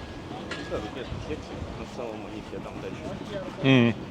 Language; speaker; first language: Russian; native; Russian